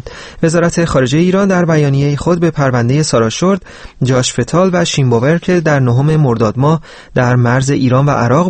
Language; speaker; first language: Persian; native; Persian